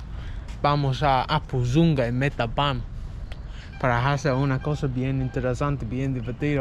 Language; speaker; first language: Spanish; non-native, learner; English